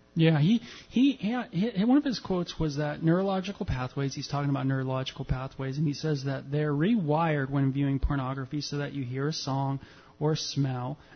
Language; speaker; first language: English; native; English